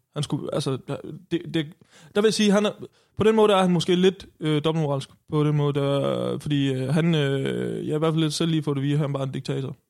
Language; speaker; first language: Danish; native; Danish